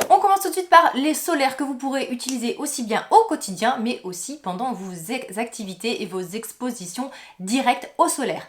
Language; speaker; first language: French; native; French